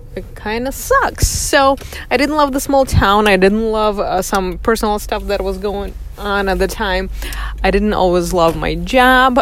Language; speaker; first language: English; non-native, fluent; Russian